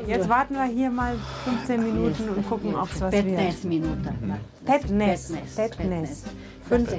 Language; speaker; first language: German; native; German